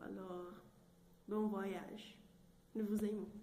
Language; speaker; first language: French; non-native, learner; Portuguese